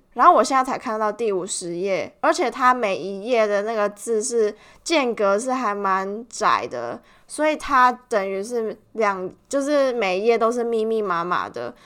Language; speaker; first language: Chinese; native; Chinese